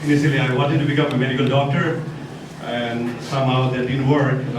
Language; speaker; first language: English; non-native, local second language; Nepali